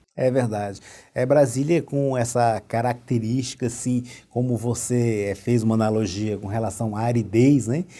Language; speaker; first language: Portuguese; native; Portuguese